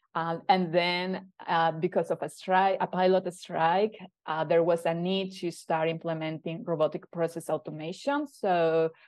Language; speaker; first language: English; non-native, fluent; Spanish